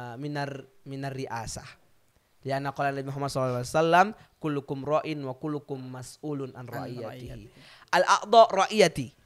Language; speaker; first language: Arabic; non-native, learner; Indonesian